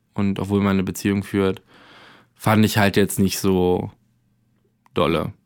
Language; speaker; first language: German; native; German